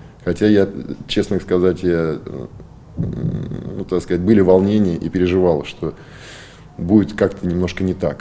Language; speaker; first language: Russian; native; Russian